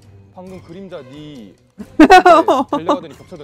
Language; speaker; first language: Korean; native; Korean